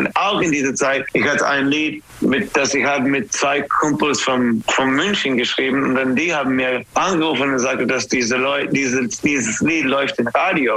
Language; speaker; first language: German; non-native, learner; English